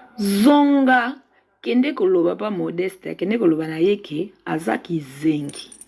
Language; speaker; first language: Lingala; non-native, fluent; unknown